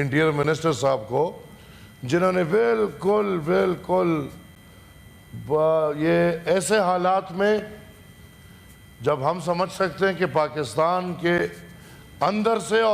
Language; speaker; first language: Urdu; non-native, local second language; Pashto